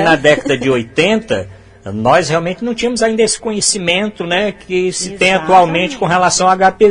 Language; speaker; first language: Portuguese; native; Portuguese